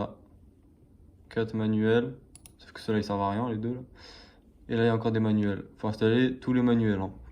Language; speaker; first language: French; native; French